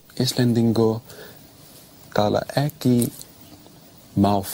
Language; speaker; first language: Icelandic; non-native, learner; English